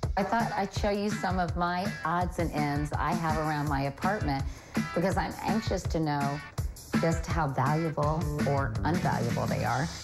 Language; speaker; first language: English; native; English